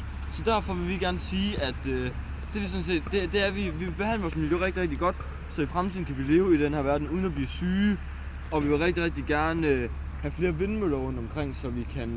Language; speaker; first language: Danish; native; Danish